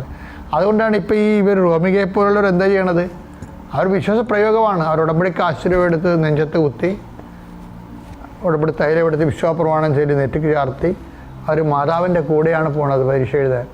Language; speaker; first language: Malayalam; native; Malayalam